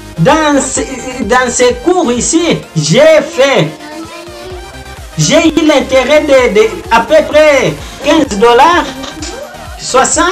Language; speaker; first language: French; non-native, learner; Portuguese